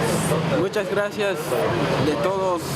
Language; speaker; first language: Spanish; non-native, local second language; Tzotzil